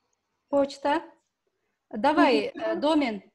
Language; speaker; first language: Russian; non-native, local second language; Kyrgyz